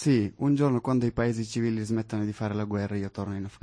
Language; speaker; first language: Italian; non-native, fluent; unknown